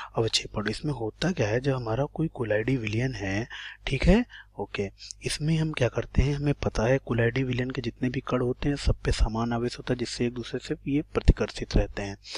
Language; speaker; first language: Hindi; native; Hindi